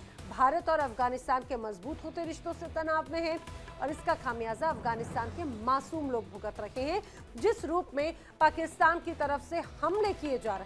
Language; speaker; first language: Hindi; native; Hindi